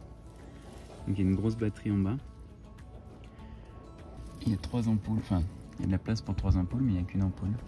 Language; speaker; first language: French; native; French